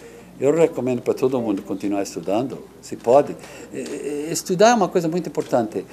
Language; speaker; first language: Portuguese; non-native, fluent; English